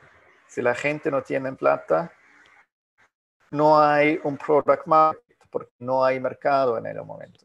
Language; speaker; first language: Spanish; non-native, fluent; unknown